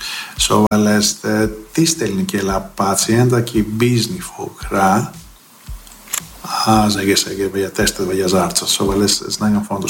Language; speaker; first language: Hungarian; non-native, learner; Greek